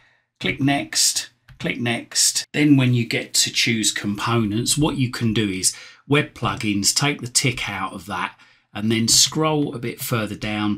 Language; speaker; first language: English; native; English